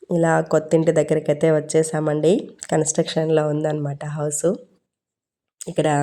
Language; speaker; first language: Telugu; non-native, local second language; Urdu